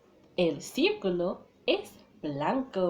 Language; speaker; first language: Spanish; non-native, fluent; English